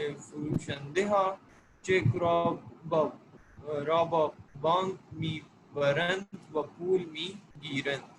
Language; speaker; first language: Persian; non-native, learner; Urdu